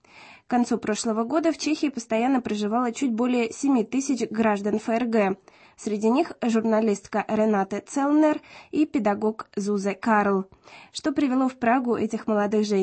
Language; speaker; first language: Russian; native; Russian